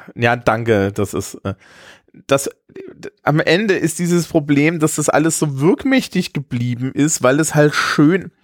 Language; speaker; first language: German; native; German